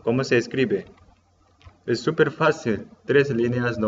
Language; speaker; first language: Spanish; non-native, learner; Korean